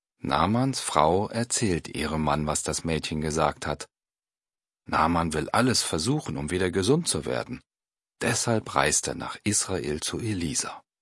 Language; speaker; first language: German; native; German